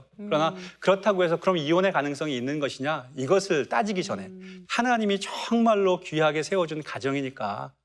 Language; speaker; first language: Korean; native; Korean